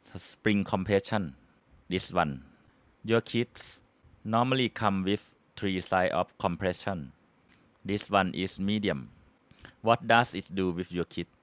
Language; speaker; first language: English; non-native, fluent; Thai